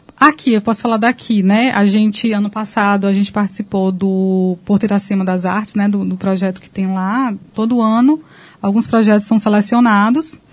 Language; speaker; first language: Portuguese; native; Portuguese